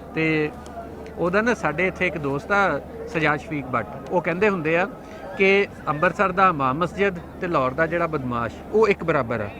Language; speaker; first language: Punjabi; native; Punjabi